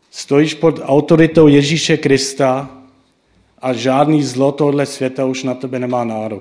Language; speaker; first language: Czech; non-native, fluent; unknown